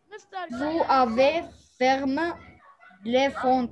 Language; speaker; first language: French; non-native, learner; Arabic